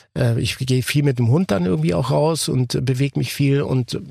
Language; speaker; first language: German; native; German